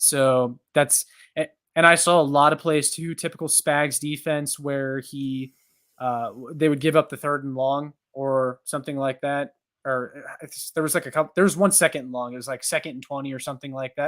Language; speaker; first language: English; native; English